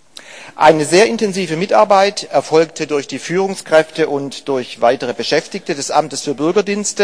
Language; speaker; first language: German; native; German